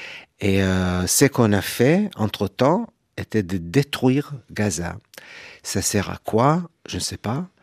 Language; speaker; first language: French; non-native, fluent; Hebrew